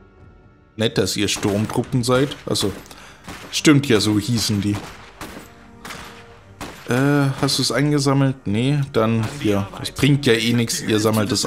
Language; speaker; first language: German; native; German